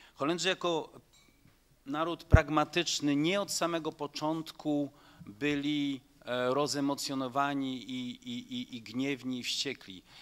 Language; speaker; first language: Polish; non-native, fluent; Dutch